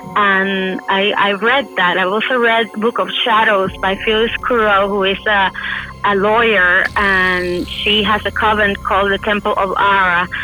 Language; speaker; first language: English; non-native, fluent; Spanish